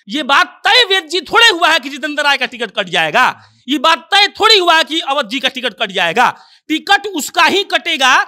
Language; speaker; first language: Hindi; native; Hindi